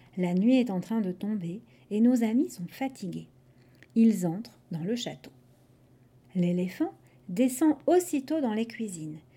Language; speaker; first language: French; non-native, fluent; English